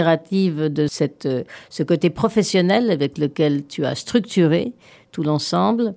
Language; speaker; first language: French; native; French